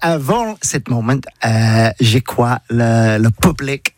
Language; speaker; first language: French; non-native, learner; English